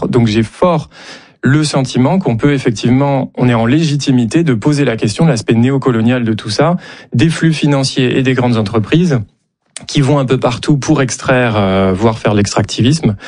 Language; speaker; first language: French; native; French